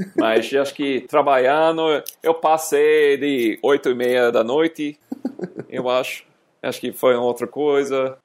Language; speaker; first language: Portuguese; non-native, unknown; English